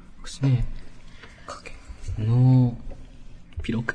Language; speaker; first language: Russian; non-native, learner; Japanese